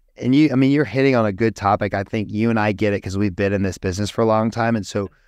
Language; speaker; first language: English; native; English